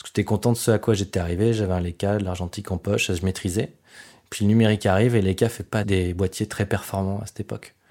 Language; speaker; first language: French; native; French